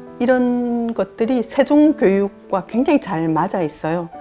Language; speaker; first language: Korean; native; Korean